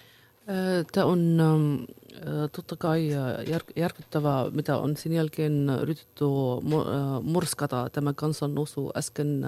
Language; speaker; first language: Finnish; non-native, fluent; Arabic